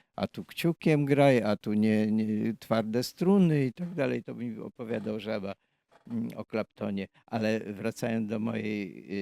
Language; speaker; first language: Polish; native; Polish